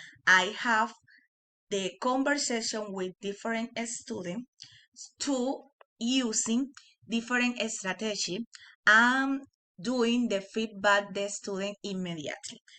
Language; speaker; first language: English; non-native, learner; Spanish